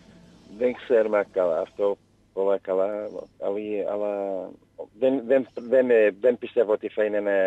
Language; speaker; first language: Greek; non-native, learner; Portuguese